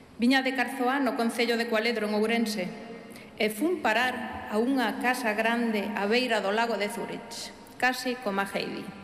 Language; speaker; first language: Galician; early bilingual, heritage; Galician